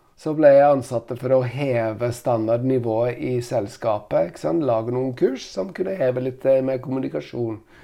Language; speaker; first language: Norwegian; non-native, fluent; English